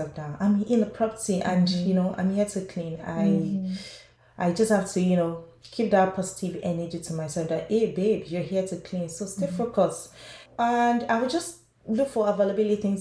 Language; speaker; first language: English; non-native, local second language; Yoruba